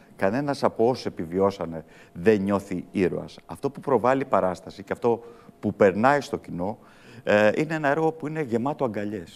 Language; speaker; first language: Greek; early bilingual, heritage; Greek